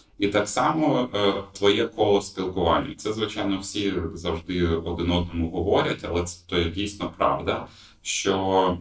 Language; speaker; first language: Ukrainian; non-native, local second language; Russian